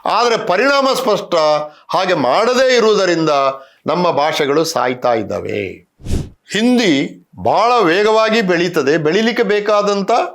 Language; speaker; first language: Kannada; non-native, local second language; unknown